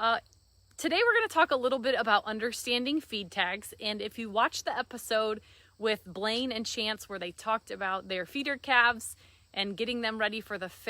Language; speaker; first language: English; native; English